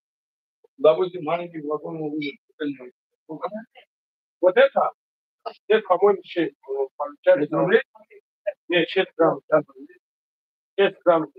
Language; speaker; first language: Russian; non-native, fluent; Tajik